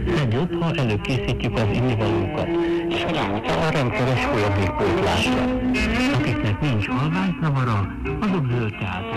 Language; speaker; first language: Hungarian; non-native, fluent; Chinese